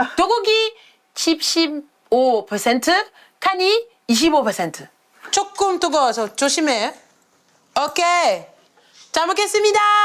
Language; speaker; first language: Korean; non-native, learner; English